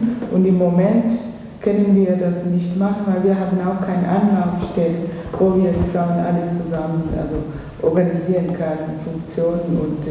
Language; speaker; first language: German; non-native, fluent; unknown